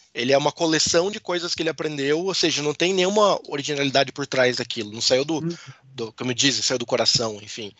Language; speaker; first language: Portuguese; native; Portuguese